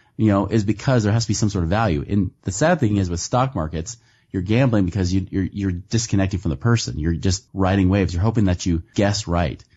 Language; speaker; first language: English; native; English